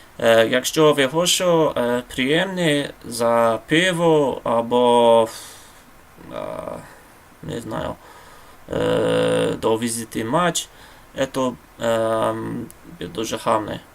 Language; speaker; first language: Ukrainian; non-native, learner; English